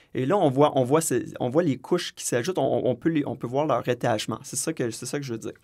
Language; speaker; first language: French; native; French